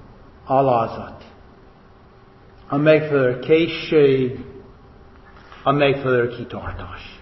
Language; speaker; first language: Hungarian; non-native, fluent; English